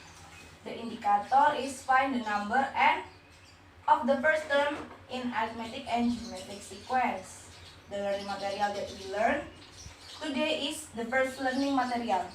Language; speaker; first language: English; non-native, learner; Indonesian